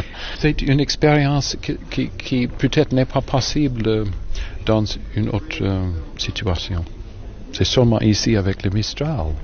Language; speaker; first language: French; non-native, fluent; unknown